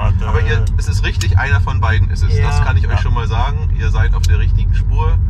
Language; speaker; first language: German; native; German